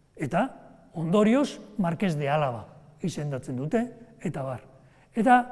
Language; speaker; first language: Basque; native; Basque